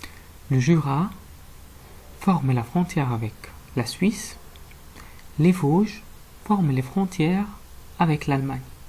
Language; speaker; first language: French; non-native, fluent; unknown